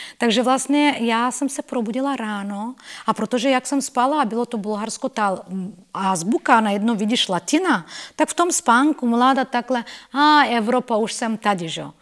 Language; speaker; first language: Czech; non-native, fluent; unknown